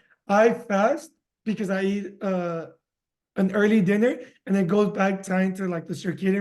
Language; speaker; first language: English; early bilingual, other home language; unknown